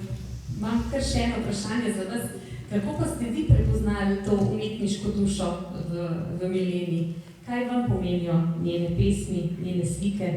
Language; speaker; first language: Slovenian; native; Slovenian